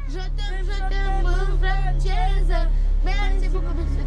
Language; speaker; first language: French; non-native, learner; Romanian